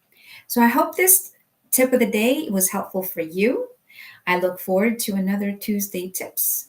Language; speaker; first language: English; native; English